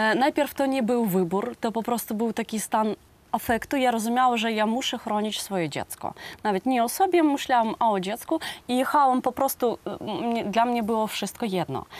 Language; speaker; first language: Polish; non-native, learner; Ukrainian